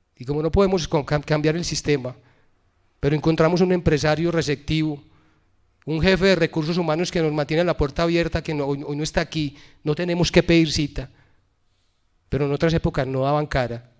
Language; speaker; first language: Spanish; native; Spanish